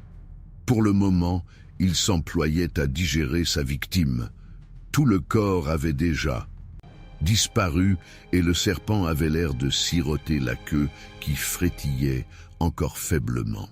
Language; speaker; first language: French; native; French